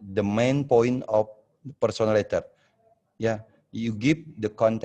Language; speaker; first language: English; non-native, fluent; Indonesian